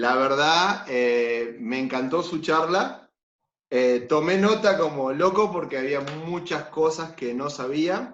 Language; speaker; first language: Spanish; native; Spanish